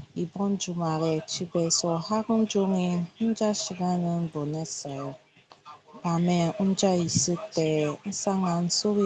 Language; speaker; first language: Korean; non-native, learner; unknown